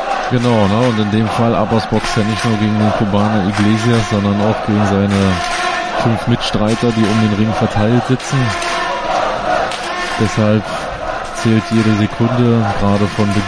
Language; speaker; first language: German; native; German